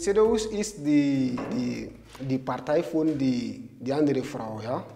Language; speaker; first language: German; non-native, learner; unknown